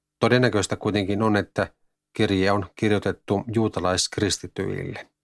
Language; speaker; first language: Finnish; native; Finnish